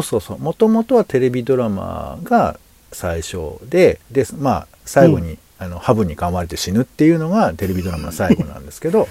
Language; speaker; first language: Japanese; native; Japanese